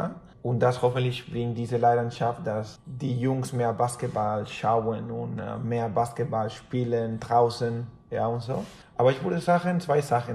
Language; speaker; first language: German; non-native, fluent; Spanish